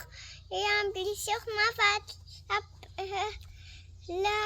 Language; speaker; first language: French; early bilingual, heritage; French